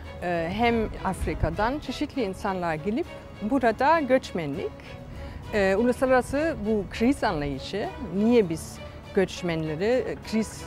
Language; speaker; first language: Turkish; non-native, fluent; German